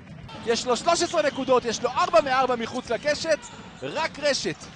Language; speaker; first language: Hebrew; native; Hebrew